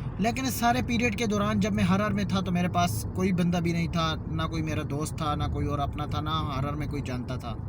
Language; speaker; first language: Urdu; non-native, local second language; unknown